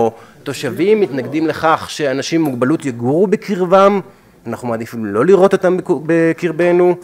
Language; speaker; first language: Hebrew; native; Hebrew